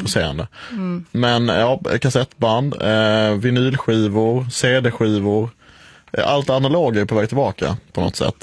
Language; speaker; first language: Swedish; native; Swedish